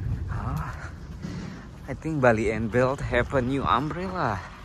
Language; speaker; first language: English; non-native, learner; Indonesian